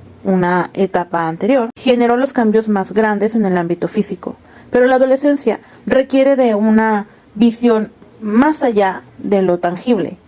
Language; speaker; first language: Spanish; native; Spanish